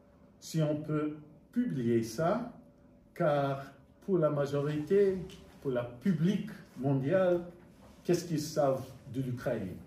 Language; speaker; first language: French; non-native, fluent; English